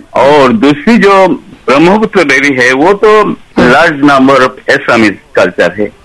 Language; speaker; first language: Hindi; non-native, local second language; Bangla